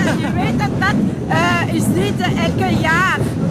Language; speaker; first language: Dutch; non-native, learner; French